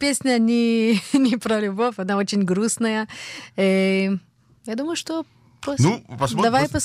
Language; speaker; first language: Russian; early bilingual, heritage; Russian